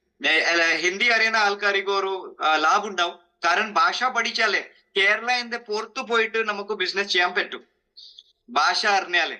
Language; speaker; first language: Malayalam; non-native, fluent; Hindi